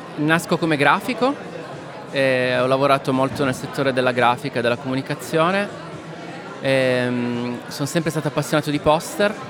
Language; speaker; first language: Italian; native; Italian